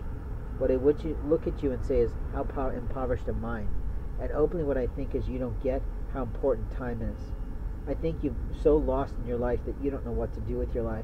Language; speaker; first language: English; native; English